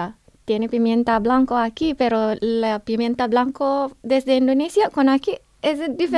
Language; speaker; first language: Spanish; non-native, learner; Indonesian